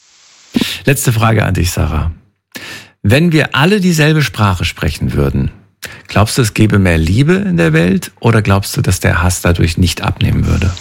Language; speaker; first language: German; native; German